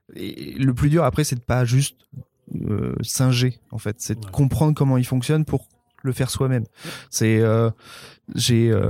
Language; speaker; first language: French; native; French